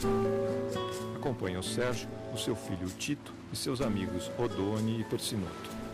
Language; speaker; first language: Portuguese; native; Portuguese